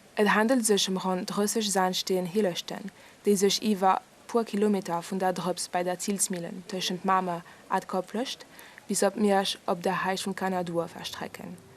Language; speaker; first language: Luxembourgish; non-native, learner; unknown